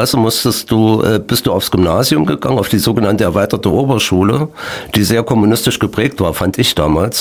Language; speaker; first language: German; native; German